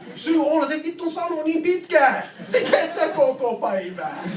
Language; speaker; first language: Finnish; non-native, learner; English